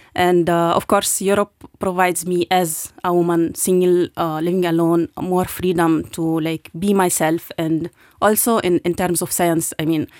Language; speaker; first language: English; non-native, fluent; Arabic